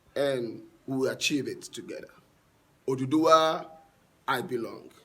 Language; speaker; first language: English; non-native, local second language; Yoruba